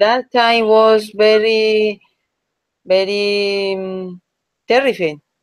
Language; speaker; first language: English; non-native, learner; Spanish